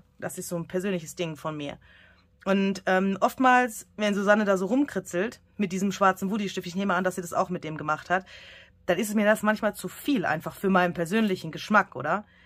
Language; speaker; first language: German; native; German